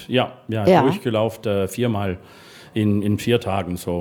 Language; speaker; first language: German; non-native, learner; English